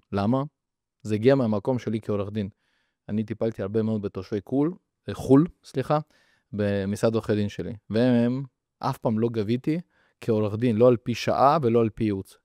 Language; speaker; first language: Hebrew; early bilingual, other home language; Russian